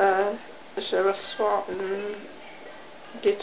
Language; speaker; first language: French; non-native, learner; English